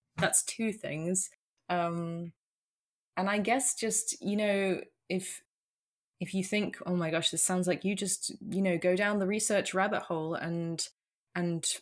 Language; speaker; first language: English; native; English